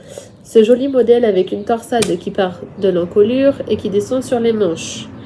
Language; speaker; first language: French; native; French